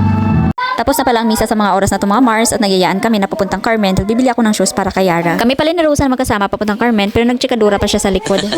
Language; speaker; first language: Filipino; non-native, local second language; Cebuano